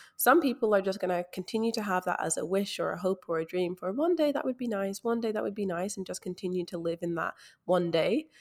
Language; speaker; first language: English; native; English